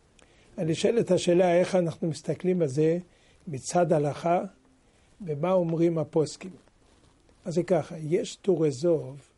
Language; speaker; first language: Hebrew; non-native, fluent; French